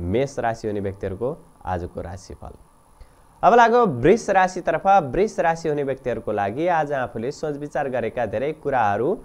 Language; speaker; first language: Nepali; native; Nepali